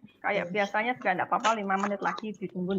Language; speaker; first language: Malay; native; Malay